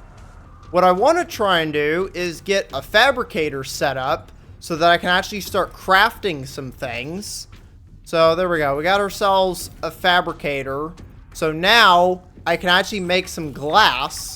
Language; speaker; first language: English; native; English